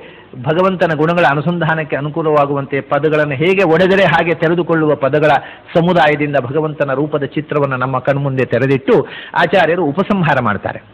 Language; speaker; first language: Kannada; native; Kannada